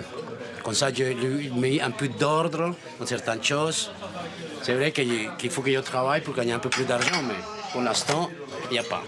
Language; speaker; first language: French; non-native, fluent; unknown